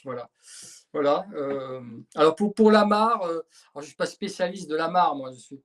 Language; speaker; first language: French; native; French